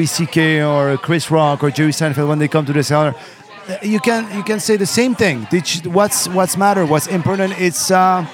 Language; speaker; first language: English; non-native, fluent; Arabic